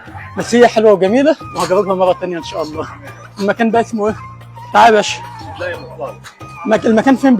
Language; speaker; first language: Arabic; native; Arabic